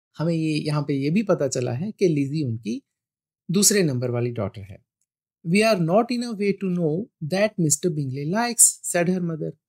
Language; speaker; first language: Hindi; non-native, local second language; Punjabi